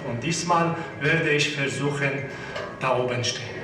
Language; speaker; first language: German; non-native, learner; Persian